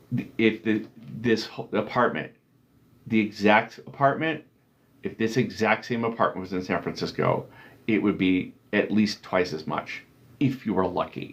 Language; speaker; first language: English; native; English